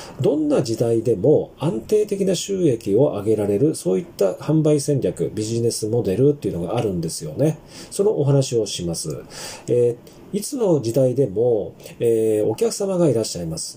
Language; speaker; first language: Japanese; native; Japanese